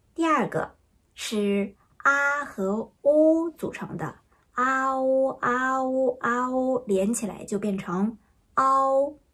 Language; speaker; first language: Chinese; native; Chinese